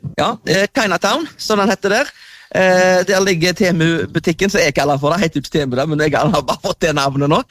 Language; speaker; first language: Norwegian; native; Norwegian